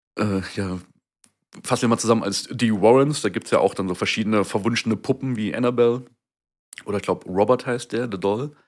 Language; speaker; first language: German; native; German